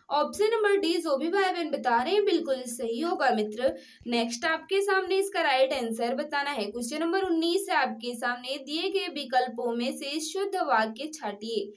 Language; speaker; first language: Hindi; native; Hindi